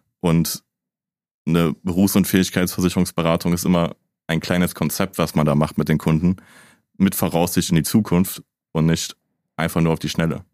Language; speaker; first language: German; native; German